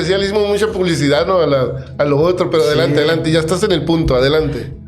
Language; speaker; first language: Spanish; native; Spanish